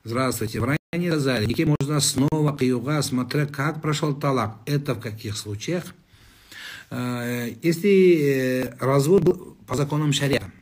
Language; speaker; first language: Russian; non-native, local second language; Kazakh